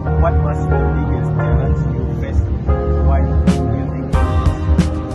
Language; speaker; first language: English; non-native, learner; Indonesian